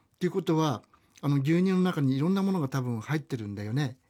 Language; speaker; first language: Japanese; native; Japanese